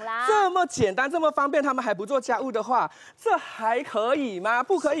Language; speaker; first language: Chinese; native; Chinese